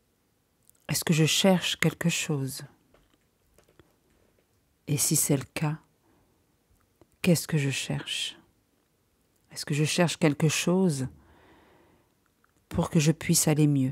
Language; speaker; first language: French; native; French